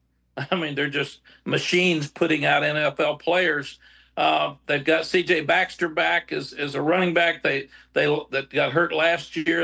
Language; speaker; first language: English; native; English